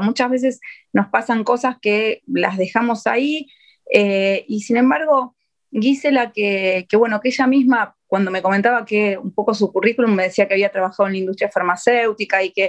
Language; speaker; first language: Spanish; native; Spanish